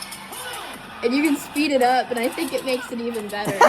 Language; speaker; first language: English; native; English